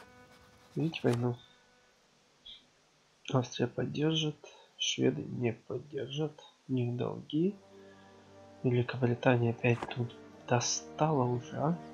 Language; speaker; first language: Russian; native; Russian